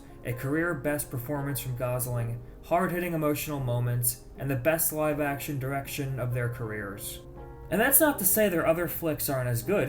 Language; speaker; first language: English; native; English